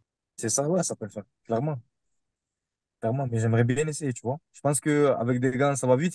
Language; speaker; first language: French; native; French